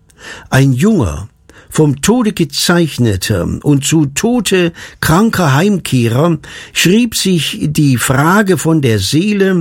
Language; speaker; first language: German; native; German